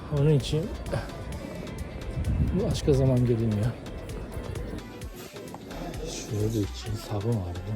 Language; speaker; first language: Turkish; non-native, fluent; Japanese